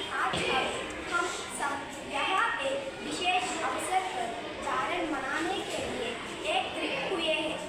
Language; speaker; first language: Hindi; non-native, local second language; Telugu